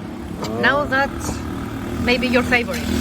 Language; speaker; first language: English; non-native, fluent; Greek